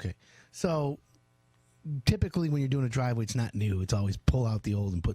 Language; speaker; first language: English; native; English